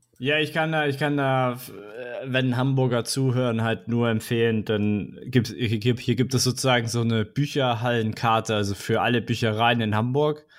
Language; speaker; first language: German; native; German